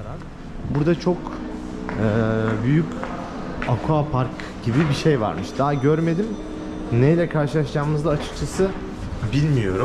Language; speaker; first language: Turkish; native; Turkish